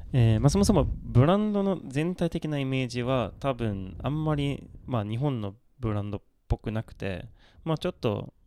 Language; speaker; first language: Japanese; non-native, fluent; Swedish